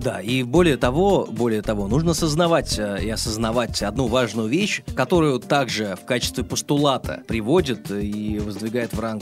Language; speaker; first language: Russian; native; Russian